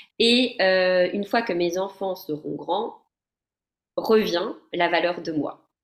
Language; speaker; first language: French; non-native, fluent; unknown